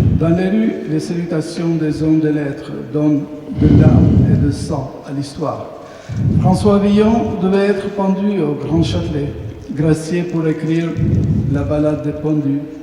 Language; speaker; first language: French; non-native, fluent; Albanian